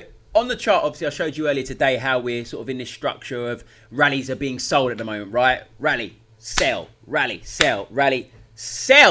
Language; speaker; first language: English; native; English